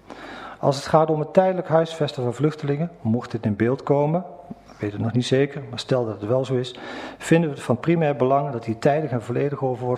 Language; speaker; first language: Dutch; native; Dutch